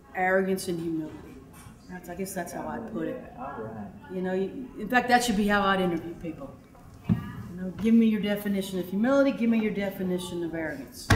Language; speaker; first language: English; native; English